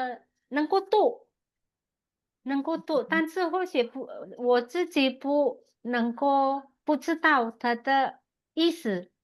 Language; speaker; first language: Chinese; non-native, learner; Indonesian